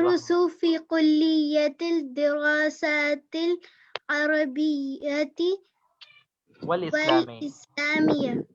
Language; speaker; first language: Arabic; non-native, learner; Urdu